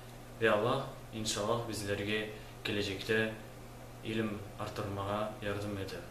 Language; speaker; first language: Turkish; non-native, learner; Crimean Tatar